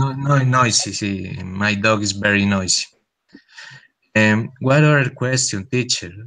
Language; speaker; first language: English; non-native, learner; Spanish